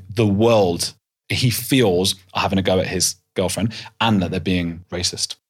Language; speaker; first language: English; native; English